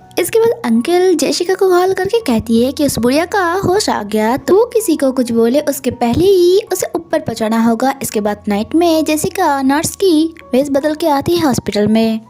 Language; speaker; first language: Hindi; non-native, local second language; Bangla